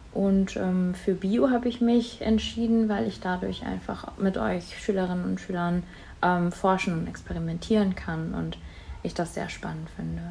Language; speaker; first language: German; native; German